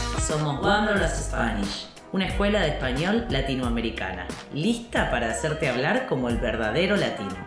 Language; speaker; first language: Spanish; native; Spanish